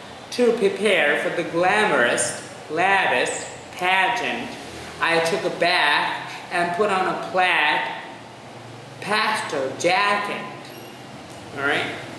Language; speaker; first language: English; non-native, fluent; Vietnamese